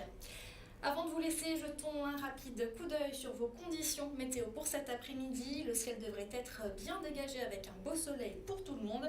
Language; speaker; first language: French; native; French